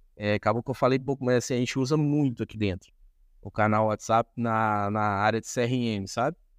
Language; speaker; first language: Portuguese; native; Portuguese